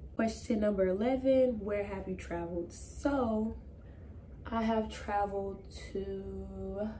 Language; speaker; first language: English; native; English